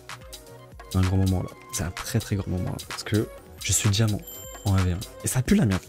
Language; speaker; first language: French; native; French